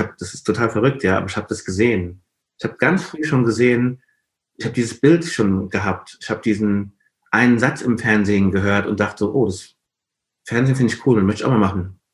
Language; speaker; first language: German; non-native, fluent; Igbo